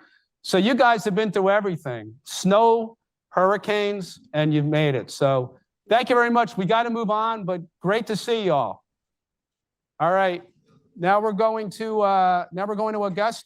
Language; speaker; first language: English; native; English